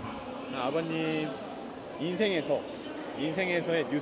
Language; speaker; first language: Korean; native; Korean